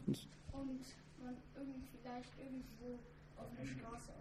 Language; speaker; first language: German; early bilingual, other home language; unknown